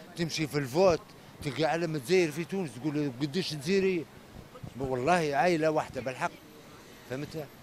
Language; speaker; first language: Arabic; native; Arabic